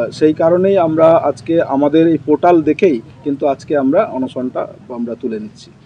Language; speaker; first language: Bangla; non-native, local second language; Santali